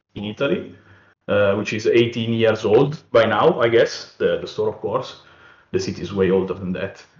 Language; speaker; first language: English; non-native, fluent; Italian